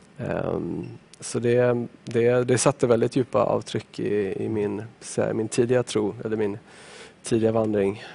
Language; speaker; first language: Swedish; native; Swedish